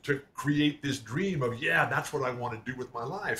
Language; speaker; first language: English; native; English